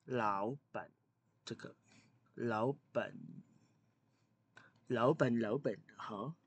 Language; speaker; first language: Chinese; non-native, fluent; Indonesian